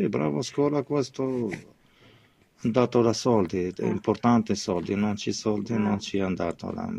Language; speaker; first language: Italian; non-native, learner; Arabic